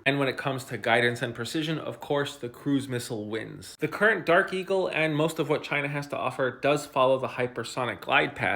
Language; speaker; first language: English; native; English